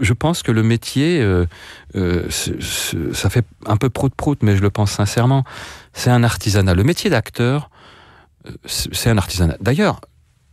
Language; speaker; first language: French; native; French